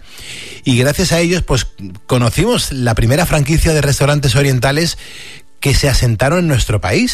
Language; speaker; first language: Spanish; native; Spanish